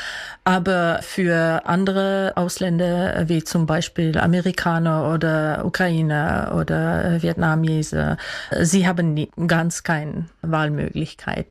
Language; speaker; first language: German; non-native, fluent; Dutch